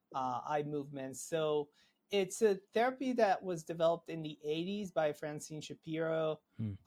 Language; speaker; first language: English; non-native, fluent; Hebrew